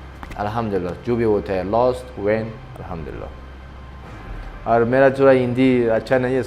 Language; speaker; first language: Hindi; non-native, learner; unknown